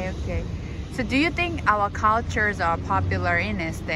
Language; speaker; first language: English; non-native, fluent; Japanese